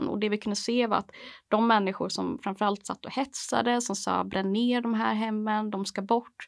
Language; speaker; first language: Swedish; native; Swedish